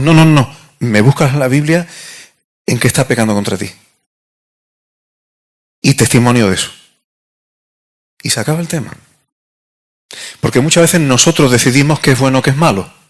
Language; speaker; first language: Spanish; native; Spanish